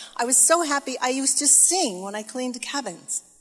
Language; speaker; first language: English; native; English